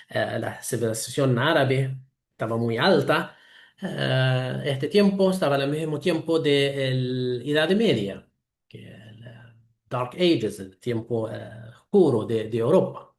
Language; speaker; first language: Spanish; non-native, fluent; Arabic